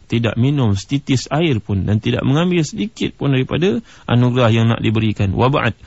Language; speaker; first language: Malay; native; Malay